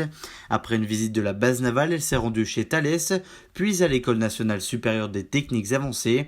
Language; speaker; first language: French; native; French